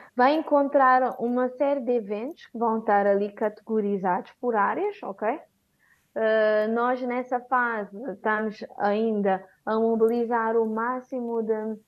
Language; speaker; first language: Portuguese; non-native, local second language; Kabuverdianu